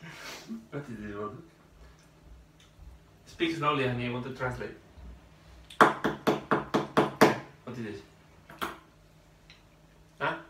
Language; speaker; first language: English; non-native, learner; Spanish